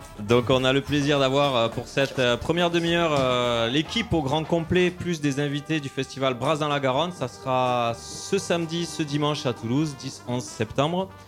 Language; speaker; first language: French; native; French